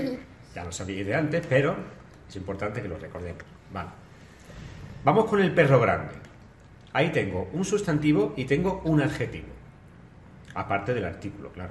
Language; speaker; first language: Spanish; native; Spanish